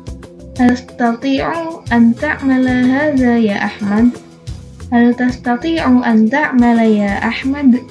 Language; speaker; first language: Arabic; non-native, fluent; Indonesian